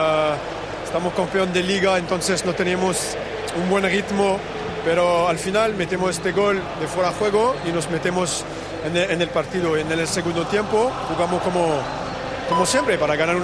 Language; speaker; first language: Spanish; non-native, fluent; French